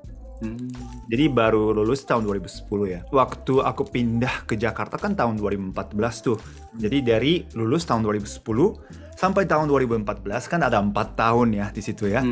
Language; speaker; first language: Indonesian; non-native, fluent; Japanese